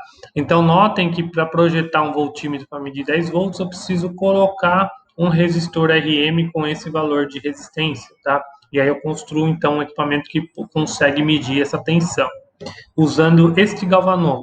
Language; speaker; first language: Portuguese; native; Portuguese